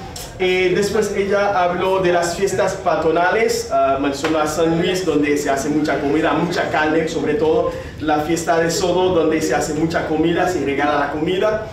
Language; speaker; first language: Spanish; non-native, fluent; Haitian Creole